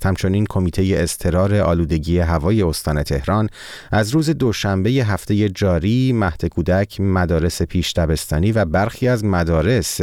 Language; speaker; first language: Persian; native; Persian